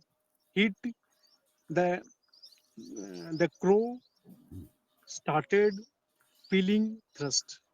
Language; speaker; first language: English; non-native, learner; Hindi